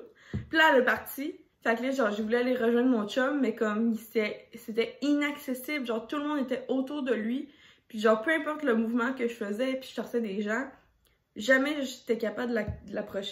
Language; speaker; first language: French; native; French